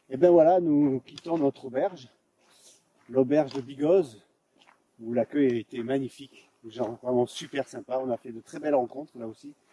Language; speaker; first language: French; native; French